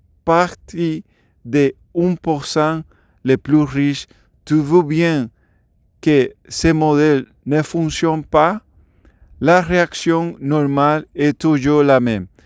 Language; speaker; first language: French; non-native, learner; Spanish